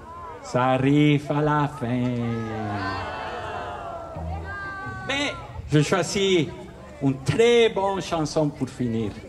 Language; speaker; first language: French; non-native, fluent; Spanish